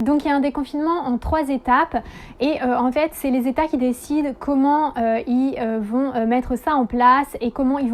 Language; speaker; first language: French; native; French